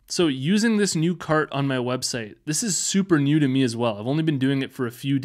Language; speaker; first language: English; native; English